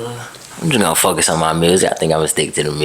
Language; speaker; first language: English; native; English